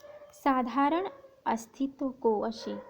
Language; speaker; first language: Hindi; native; Hindi